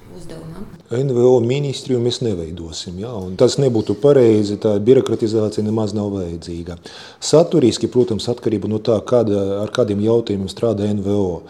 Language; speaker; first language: Latvian; non-native, local second language; Russian